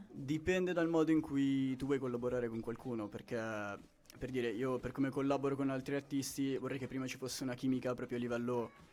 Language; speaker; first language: Italian; early bilingual, other home language; English